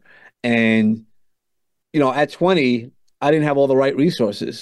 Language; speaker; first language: English; native; English